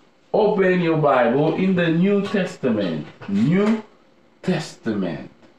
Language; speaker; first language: English; non-native, fluent; Haitian Creole